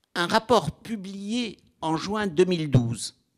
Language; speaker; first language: French; non-native, local second language; Arabic